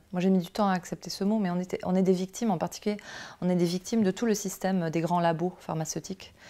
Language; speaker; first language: French; native; French